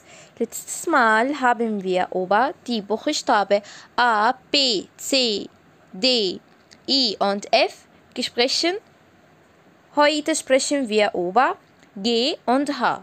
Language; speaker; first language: German; non-native, fluent; Arabic